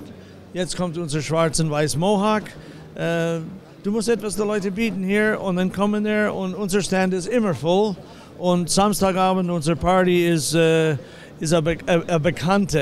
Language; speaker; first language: German; non-native, fluent; English